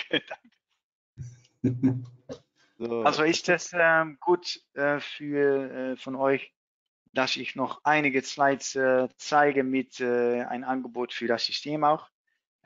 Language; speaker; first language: German; non-native, learner; Dutch